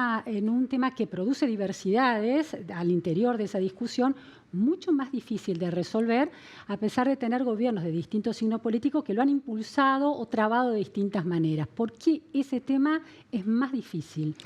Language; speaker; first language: Spanish; native; Spanish